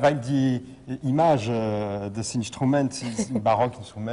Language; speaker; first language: German; non-native, learner; French